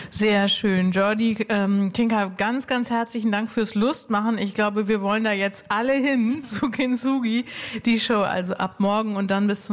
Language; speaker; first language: German; native; German